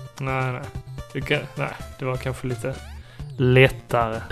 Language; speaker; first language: Swedish; native; Swedish